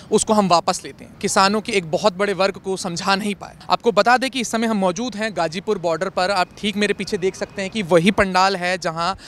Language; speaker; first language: Hindi; native; Hindi